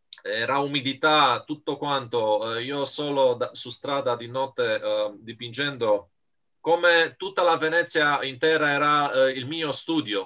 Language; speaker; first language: Italian; non-native, fluent; Romanian